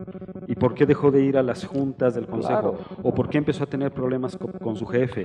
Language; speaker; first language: Spanish; native; Spanish